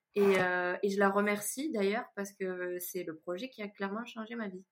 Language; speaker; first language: French; native; French